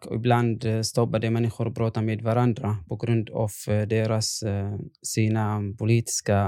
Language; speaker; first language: Swedish; non-native, fluent; Arabic